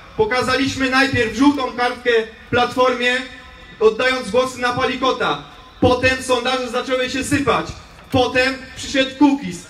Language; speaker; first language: Polish; early bilingual, heritage; Polish